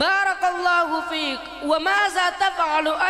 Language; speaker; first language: Arabic; non-native, learner; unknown